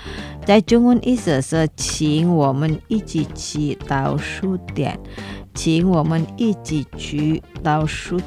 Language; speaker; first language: Chinese; non-native, fluent; Indonesian